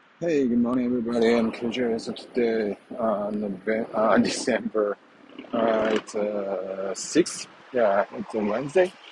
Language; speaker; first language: English; non-native, learner; Japanese